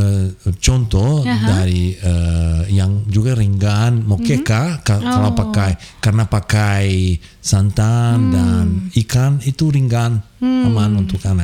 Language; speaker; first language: Indonesian; non-native, fluent; Portuguese